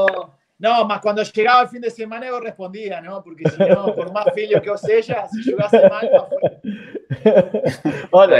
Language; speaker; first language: Portuguese; non-native, fluent; Spanish